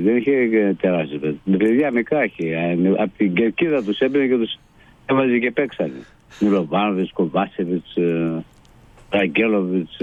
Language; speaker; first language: Greek; non-native, fluent; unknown